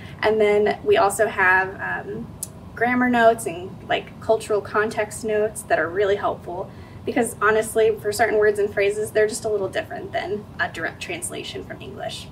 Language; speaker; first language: English; native; English